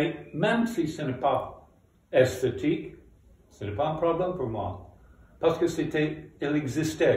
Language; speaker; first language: French; non-native, fluent; English